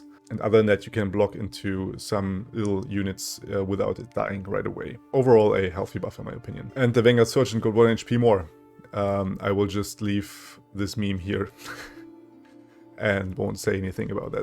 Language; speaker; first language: English; non-native, fluent; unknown